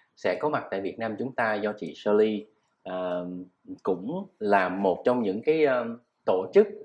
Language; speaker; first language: Vietnamese; native; Vietnamese